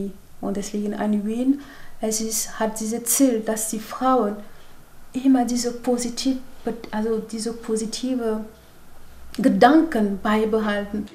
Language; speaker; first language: German; non-native, fluent; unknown